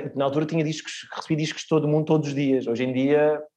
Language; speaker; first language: Portuguese; early bilingual, other home language; Swedish